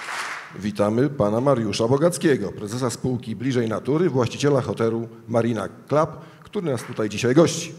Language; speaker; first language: Polish; native; Polish